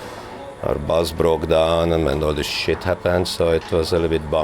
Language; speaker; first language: English; non-native, fluent; Hungarian